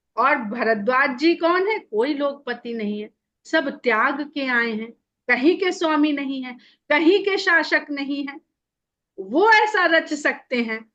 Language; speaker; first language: Hindi; native; Hindi